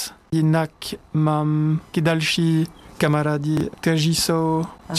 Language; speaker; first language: Czech; non-native, fluent; French